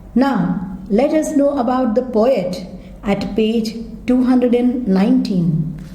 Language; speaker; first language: English; non-native, local second language; Kannada